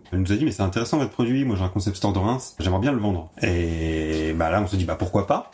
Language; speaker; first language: French; native; French